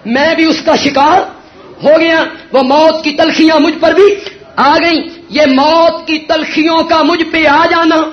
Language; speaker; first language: Urdu; non-native, local second language; Punjabi